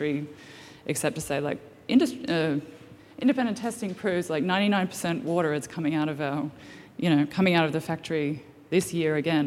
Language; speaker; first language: English; native; English